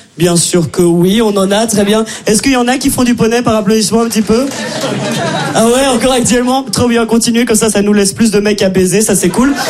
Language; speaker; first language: French; native; French